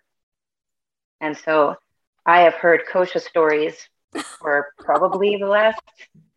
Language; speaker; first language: English; native; English